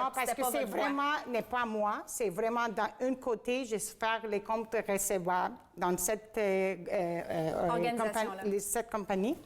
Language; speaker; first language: French; non-native, fluent; Greek